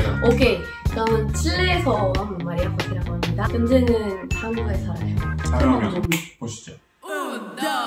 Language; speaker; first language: Korean; non-native, learner; Spanish